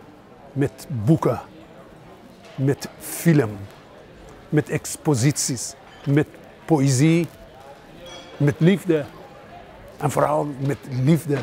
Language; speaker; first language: Dutch; non-native, fluent; Persian